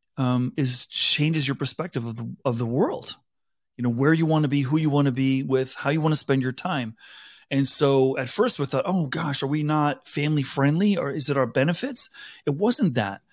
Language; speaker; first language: English; native; English